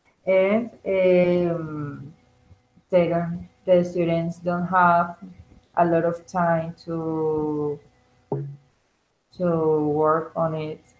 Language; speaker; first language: English; non-native, learner; Spanish